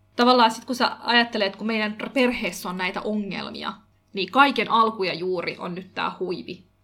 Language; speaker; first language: Finnish; early bilingual, other home language; Kurdish